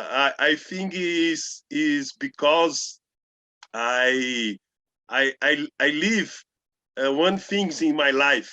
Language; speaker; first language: English; non-native, learner; Portuguese